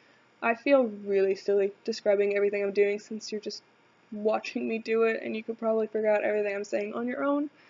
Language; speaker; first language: English; native; English